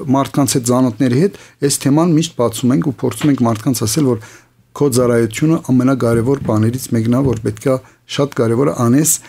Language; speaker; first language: Armenian; early bilingual, heritage; Armenian